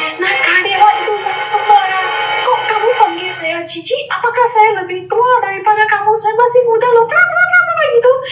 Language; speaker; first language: Indonesian; non-native, fluent; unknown